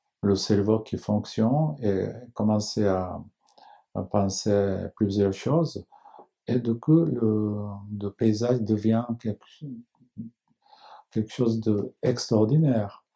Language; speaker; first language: French; non-native, learner; Japanese